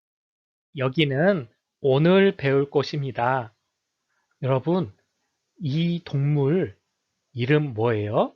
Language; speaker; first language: Korean; native; Korean